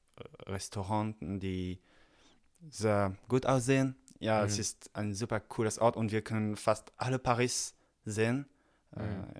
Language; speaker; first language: German; non-native, fluent; French